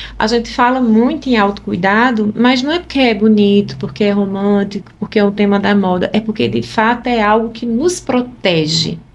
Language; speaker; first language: Portuguese; native; Portuguese